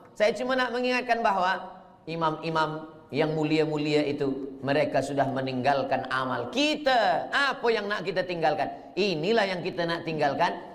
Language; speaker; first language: Malay; native; Malay